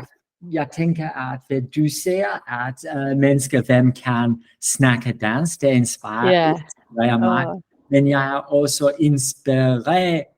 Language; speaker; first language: Danish; non-native, learner; English